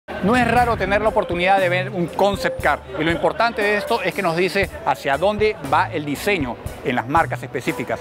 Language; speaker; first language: Spanish; native; Spanish